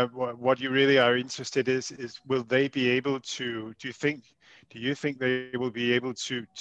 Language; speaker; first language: English; non-native, fluent; Danish